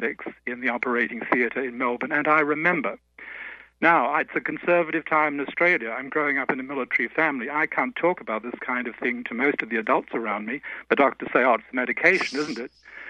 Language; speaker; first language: English; native; English